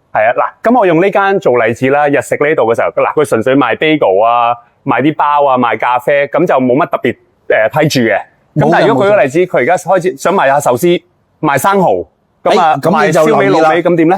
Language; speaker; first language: Cantonese; native; Cantonese